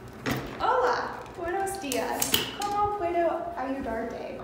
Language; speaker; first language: Spanish; non-native, learner; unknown